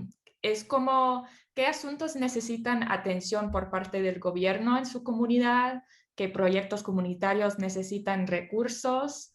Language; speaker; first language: Spanish; non-native, fluent; English